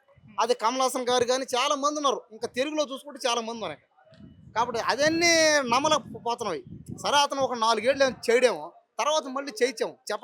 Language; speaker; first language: Telugu; native; Telugu